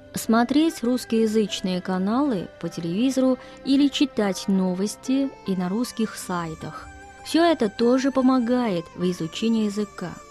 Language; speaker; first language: Russian; non-native, fluent; Chinese